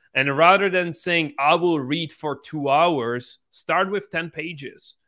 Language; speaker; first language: English; non-native, fluent; Czech